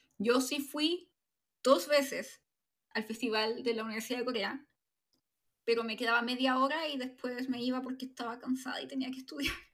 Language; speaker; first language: Spanish; native; Spanish